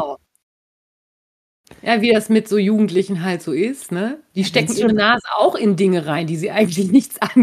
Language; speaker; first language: German; native; German